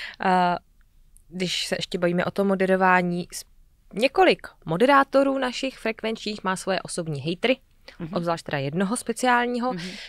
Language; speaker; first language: Czech; native; Czech